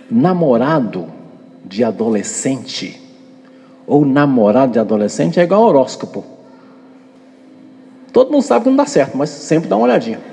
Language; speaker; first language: Portuguese; native; Portuguese